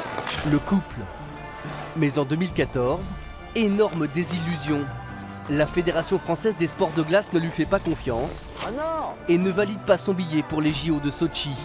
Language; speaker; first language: French; native; French